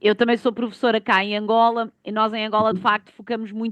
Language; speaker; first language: Portuguese; native; Portuguese